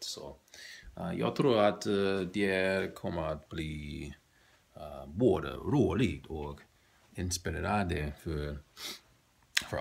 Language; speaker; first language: Swedish; non-native, learner; English